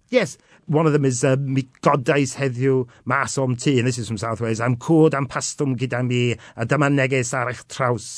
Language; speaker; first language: English; native; English